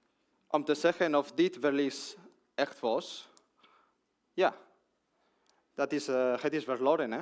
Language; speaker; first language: Dutch; non-native, learner; Spanish